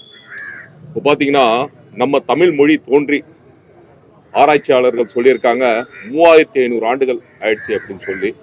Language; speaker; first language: Tamil; native; Tamil